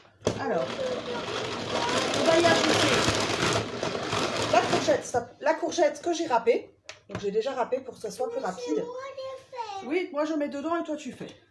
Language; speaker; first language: French; native; French